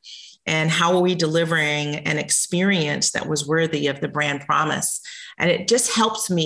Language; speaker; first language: English; native; English